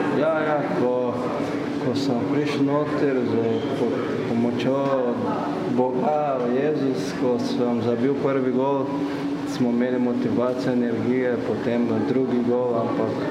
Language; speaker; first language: Slovenian; non-native, fluent; Portuguese